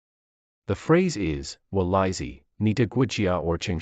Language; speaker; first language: Chinese; non-native, fluent; English